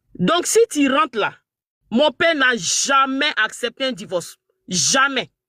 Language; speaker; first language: French; non-native, local second language; Mandingo